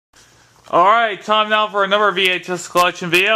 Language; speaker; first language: English; native; English